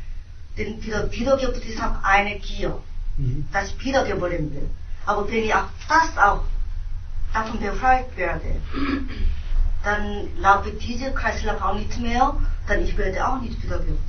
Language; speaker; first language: German; non-native, fluent; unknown